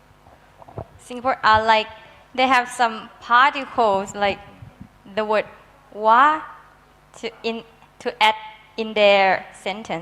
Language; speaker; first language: English; non-native, learner; Thai